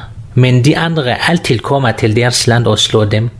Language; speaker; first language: Danish; non-native, learner; Kurdish